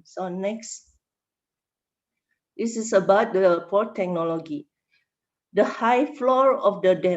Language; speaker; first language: English; non-native, learner; Indonesian